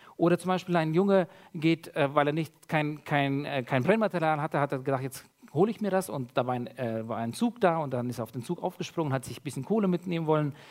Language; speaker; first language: German; early bilingual, other home language; Russian